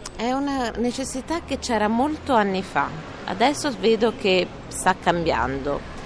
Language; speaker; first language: Italian; native; Italian